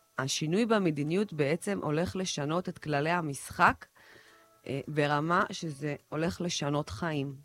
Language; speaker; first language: Hebrew; early bilingual, other home language; Russian